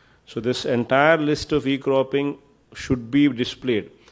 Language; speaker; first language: English; non-native, local second language; Telugu